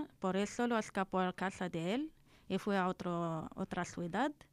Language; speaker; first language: Spanish; non-native, learner; Arabic